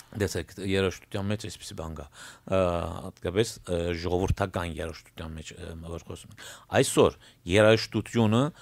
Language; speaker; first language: Armenian; early bilingual, heritage; Armenian